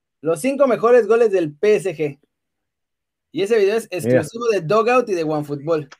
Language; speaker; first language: Spanish; native; Spanish